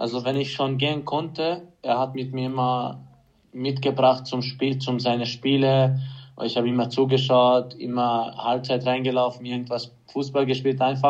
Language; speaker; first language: German; non-native, fluent; Hungarian